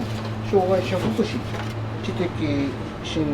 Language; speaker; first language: Japanese; native; Japanese